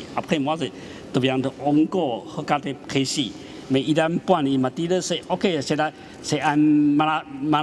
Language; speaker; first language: French; non-native, learner; Chinese